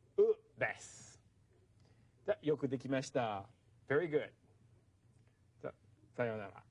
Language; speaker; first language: Japanese; non-native, fluent; English